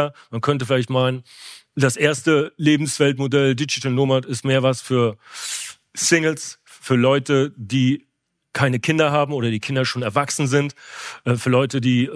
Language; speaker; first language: German; native; German